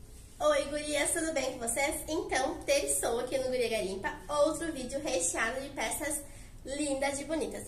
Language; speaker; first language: Portuguese; native; Portuguese